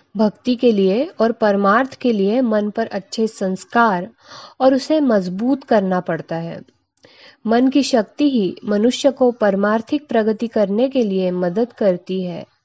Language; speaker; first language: Hindi; non-native, local second language; Marathi